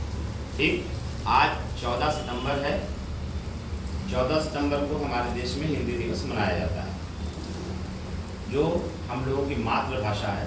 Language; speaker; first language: Hindi; native; Hindi